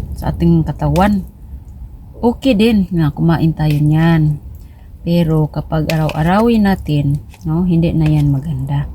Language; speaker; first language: Filipino; non-native, local second language; Cebuano